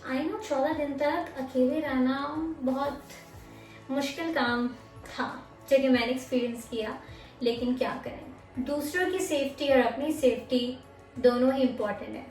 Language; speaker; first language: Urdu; native; Urdu